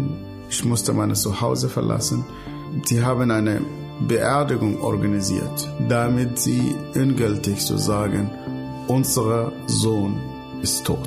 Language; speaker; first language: German; non-native, fluent; Arabic